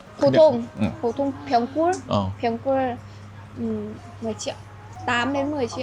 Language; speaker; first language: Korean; non-native, learner; Vietnamese